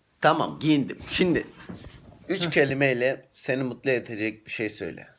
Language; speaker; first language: Turkish; native; Turkish